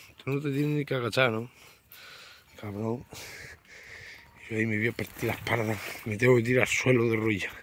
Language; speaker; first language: Spanish; native; Spanish